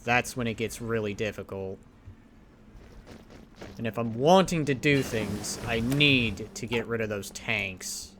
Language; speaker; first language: English; native; English